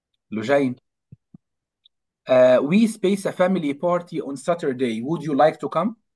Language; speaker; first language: English; non-native, fluent; Arabic